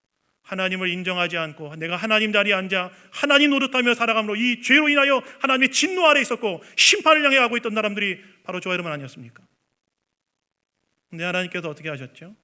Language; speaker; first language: Korean; native; Korean